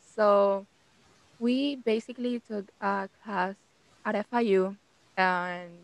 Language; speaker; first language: English; non-native, fluent; Spanish